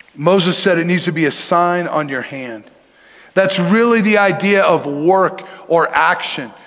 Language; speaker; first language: English; native; English